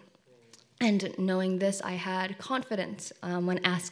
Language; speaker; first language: English; native; English